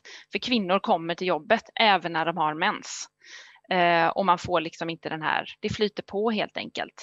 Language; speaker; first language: Swedish; native; Swedish